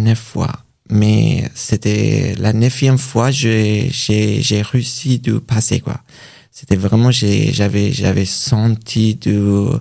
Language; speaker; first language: French; non-native, learner; Persian